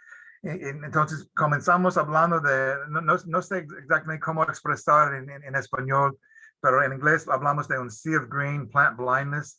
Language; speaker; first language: Spanish; non-native, fluent; English